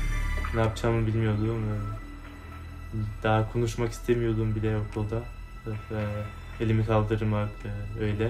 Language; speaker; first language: Turkish; early bilingual, heritage; Turkish